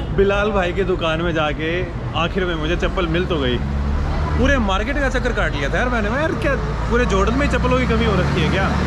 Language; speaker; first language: Hindi; native; Hindi